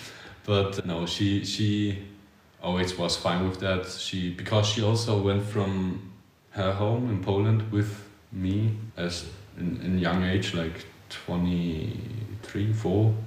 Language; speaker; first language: English; early bilingual, other home language; Polish